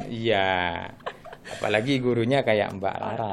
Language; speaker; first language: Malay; non-native, local second language; Madurese